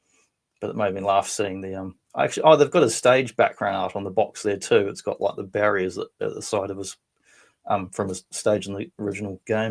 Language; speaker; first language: English; native; English